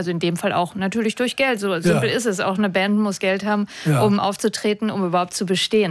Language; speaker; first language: German; native; German